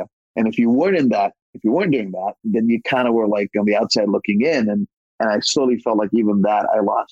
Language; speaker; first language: English; native; English